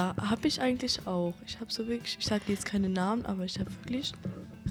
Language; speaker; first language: German; native; German